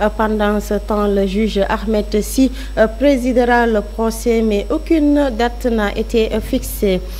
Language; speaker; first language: French; non-native, local second language; Fula